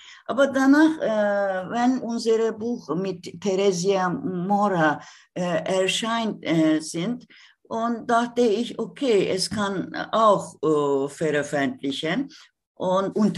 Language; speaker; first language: German; non-native, learner; Turkish